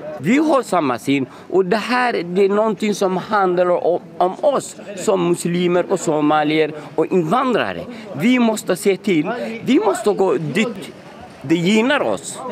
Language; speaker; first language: Swedish; non-native, fluent; Somali